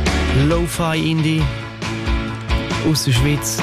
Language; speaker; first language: German; native; German